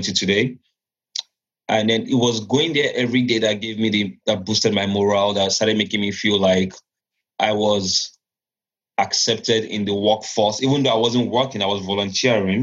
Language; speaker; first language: English; non-native, local second language; Yoruba